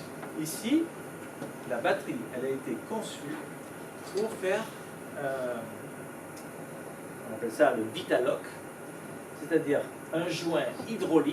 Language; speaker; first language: French; native; French